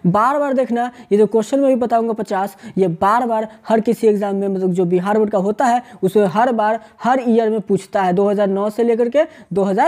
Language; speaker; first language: Hindi; native; Hindi